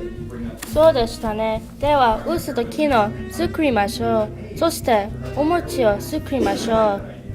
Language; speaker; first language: Japanese; non-native, learner; English